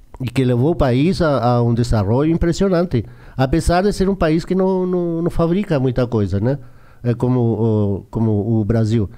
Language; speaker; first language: Portuguese; non-native, fluent; Spanish